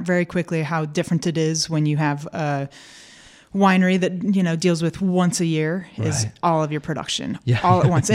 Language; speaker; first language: English; native; English